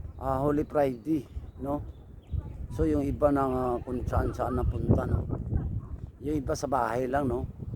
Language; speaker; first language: Filipino; non-native, local second language; Hiligaynon